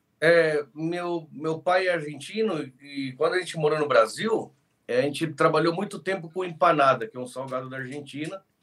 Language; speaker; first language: Portuguese; early bilingual, other home language; Spanish